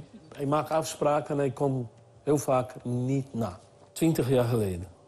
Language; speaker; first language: Dutch; non-native, fluent; Portuguese